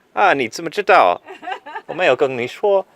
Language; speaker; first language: Chinese; non-native, learner; English